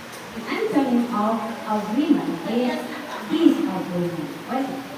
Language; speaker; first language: English; non-native, learner; Indonesian